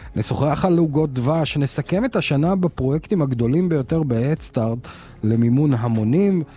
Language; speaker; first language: Hebrew; native; Hebrew